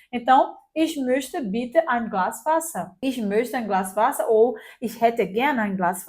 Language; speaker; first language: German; non-native, fluent; Portuguese